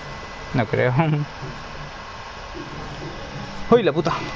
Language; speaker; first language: Spanish; native; Spanish